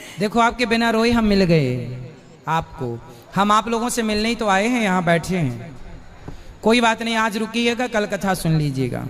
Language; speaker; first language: Hindi; native; Hindi